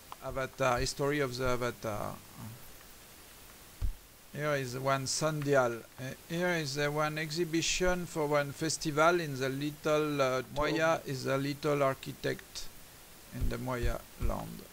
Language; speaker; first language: English; non-native, learner; French